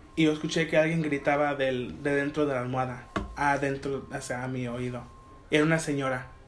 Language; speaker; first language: Spanish; early bilingual, heritage; Spanish